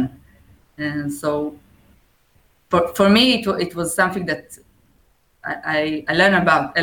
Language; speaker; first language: English; non-native, fluent; Hebrew